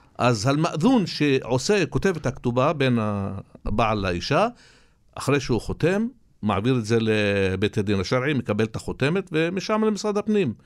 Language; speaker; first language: Hebrew; non-native, local second language; Arabic